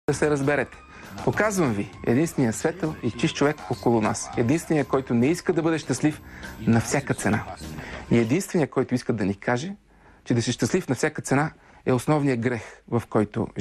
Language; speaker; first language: Bulgarian; native; Bulgarian